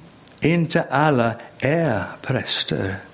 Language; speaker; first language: Swedish; non-native, fluent; English